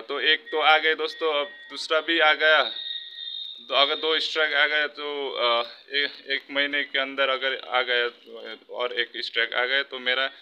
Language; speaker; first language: Hindi; non-native, local second language; Nepali